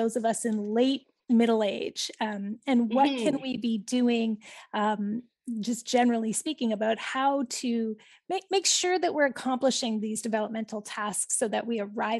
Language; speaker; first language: English; native; English